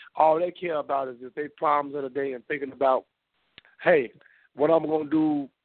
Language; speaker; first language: English; native; English